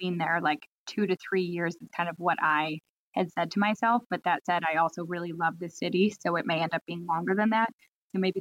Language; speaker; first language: English; native; English